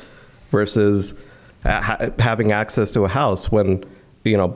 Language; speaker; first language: English; non-native, local second language; Hindi